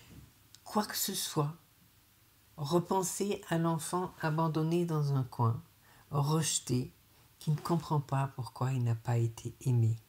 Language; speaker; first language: French; native; French